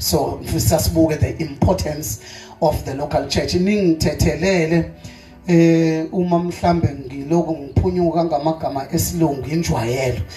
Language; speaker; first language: Zulu; native; Zulu